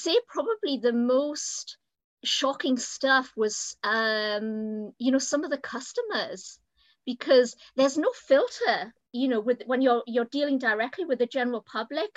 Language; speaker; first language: English; native; English